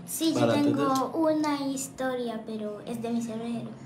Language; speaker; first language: Spanish; non-native, learner; Haitian Creole